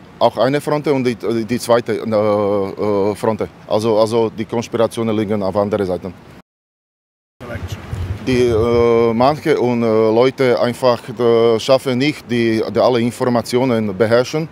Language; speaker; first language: German; non-native, learner; Slovak